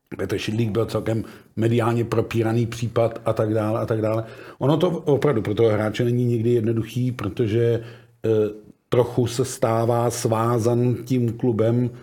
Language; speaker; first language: Czech; native; Czech